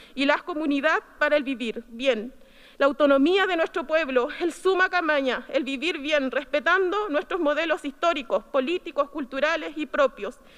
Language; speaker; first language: Spanish; native; Spanish